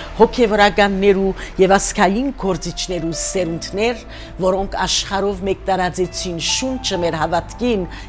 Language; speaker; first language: Armenian; native; Armenian